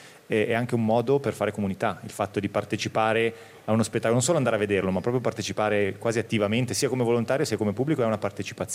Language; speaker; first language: Italian; native; Italian